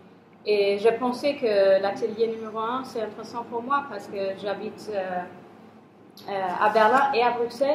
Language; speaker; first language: French; non-native, fluent; German